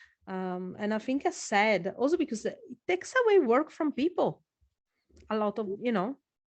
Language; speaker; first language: English; non-native, fluent; Italian